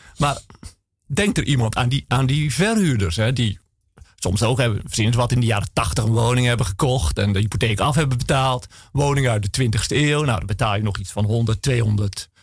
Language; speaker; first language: Dutch; native; Dutch